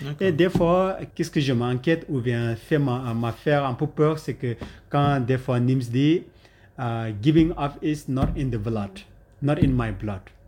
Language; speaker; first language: French; non-native, learner; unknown